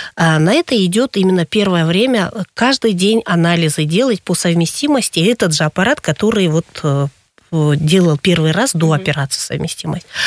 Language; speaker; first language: Russian; non-native, local second language; Kyrgyz